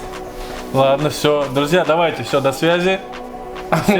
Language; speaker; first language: Russian; native; Russian